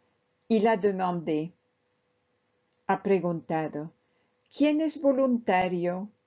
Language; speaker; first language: Spanish; non-native, fluent; French